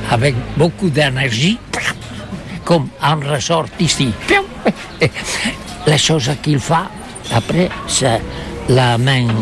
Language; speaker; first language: French; non-native, learner; Spanish